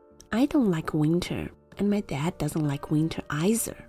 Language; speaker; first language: English; non-native, fluent; Chinese